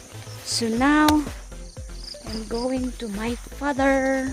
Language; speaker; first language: English; non-native, local second language; Filipino